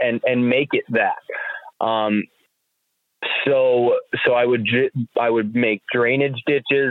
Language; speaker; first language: English; native; English